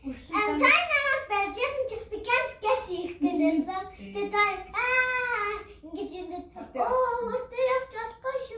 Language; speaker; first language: Mongolian; early bilingual, heritage; Mongolian